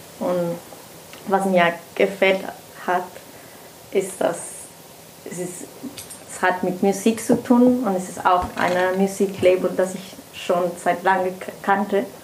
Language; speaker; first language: German; non-native, learner; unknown